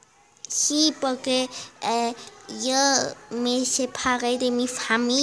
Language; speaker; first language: Spanish; non-native, learner; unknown